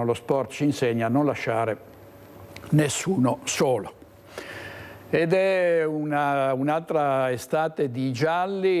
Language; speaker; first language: Italian; native; Italian